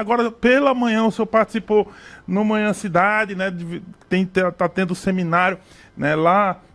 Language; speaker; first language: Portuguese; native; Portuguese